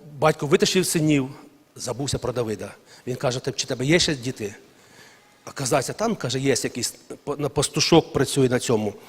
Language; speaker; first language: Ukrainian; non-native, local second language; Russian